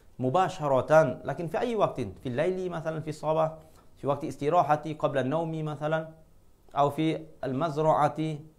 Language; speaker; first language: Arabic; non-native, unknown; Malay